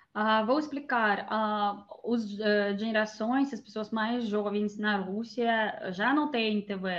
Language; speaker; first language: Portuguese; non-native, learner; Russian